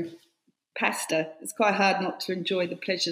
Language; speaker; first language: English; native; English